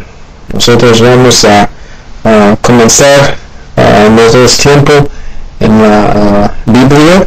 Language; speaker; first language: Spanish; non-native, learner; Haitian Creole